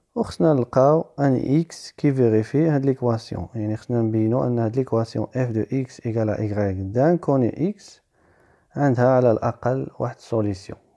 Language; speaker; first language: French; non-native, local second language; Arabic